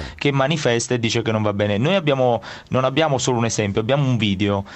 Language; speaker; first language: Italian; native; Italian